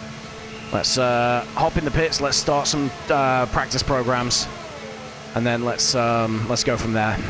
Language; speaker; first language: English; native; English